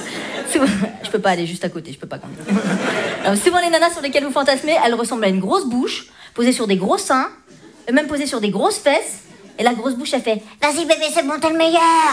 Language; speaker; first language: French; native; French